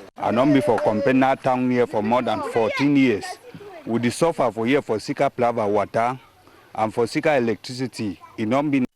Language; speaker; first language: Nigerian Pidgin; native; Nigerian Pidgin